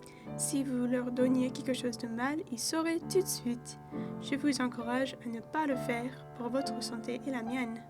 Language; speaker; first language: French; non-native, learner; English